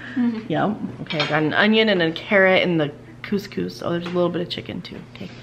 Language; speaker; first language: English; native; English